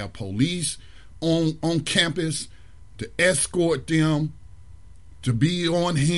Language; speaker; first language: English; native; English